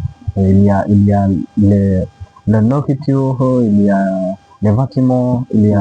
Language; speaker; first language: French; non-native, learner; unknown